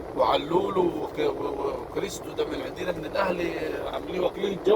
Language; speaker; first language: Arabic; native; Arabic